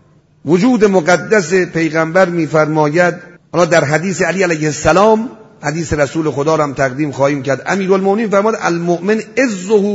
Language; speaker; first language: Persian; native; Persian